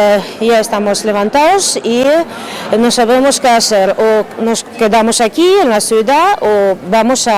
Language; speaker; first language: Spanish; non-native, fluent; Ukrainian